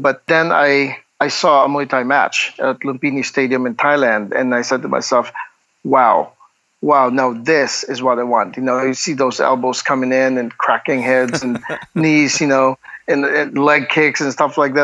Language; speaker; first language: English; non-native, local second language; Hiligaynon